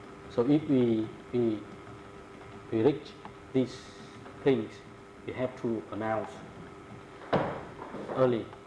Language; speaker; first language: English; non-native, fluent; Vietnamese